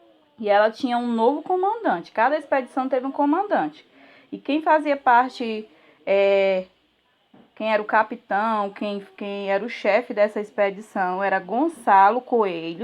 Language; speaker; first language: Portuguese; native; Portuguese